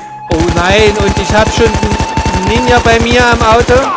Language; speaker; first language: German; native; German